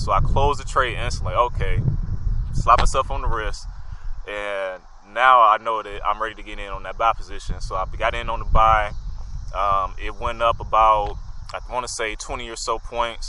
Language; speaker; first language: English; native; English